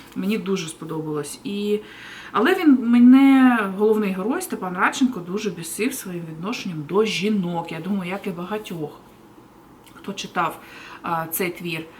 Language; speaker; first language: Ukrainian; native; Ukrainian